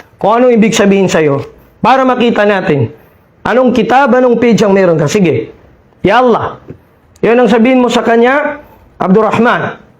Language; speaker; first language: Filipino; non-native, local second language; Maranao